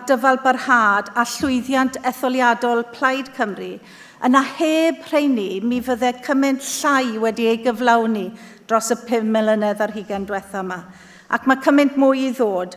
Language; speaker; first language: Welsh; native; Welsh